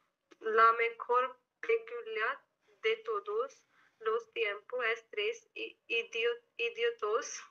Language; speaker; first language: Spanish; non-native, learner; Hindi